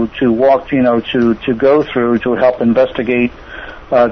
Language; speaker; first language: English; native; English